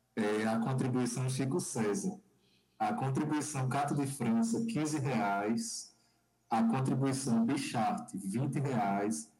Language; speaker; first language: Portuguese; native; Portuguese